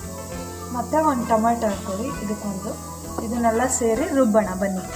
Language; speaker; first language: Kannada; native; Kannada